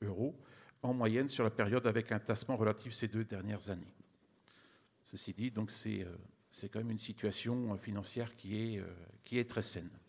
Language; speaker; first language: French; native; French